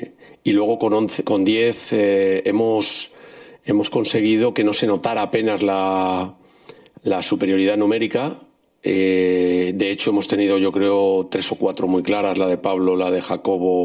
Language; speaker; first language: Spanish; native; Spanish